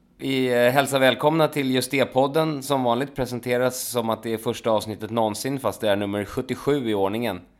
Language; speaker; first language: Swedish; native; Swedish